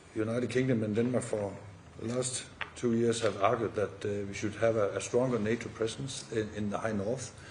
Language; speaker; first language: English; non-native, fluent; Danish